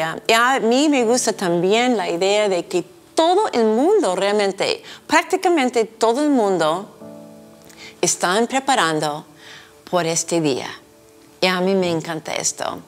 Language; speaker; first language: Spanish; non-native, fluent; English